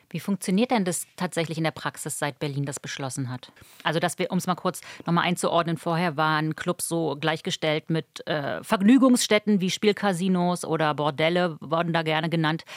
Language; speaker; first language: German; native; German